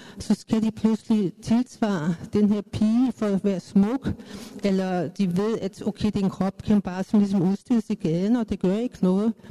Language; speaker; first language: Danish; native; Danish